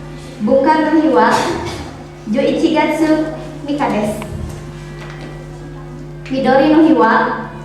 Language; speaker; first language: Japanese; non-native, learner; Indonesian